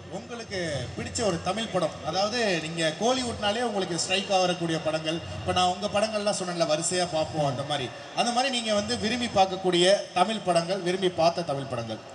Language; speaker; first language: Tamil; native; Tamil